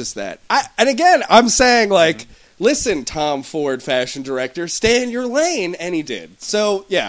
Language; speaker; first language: English; native; English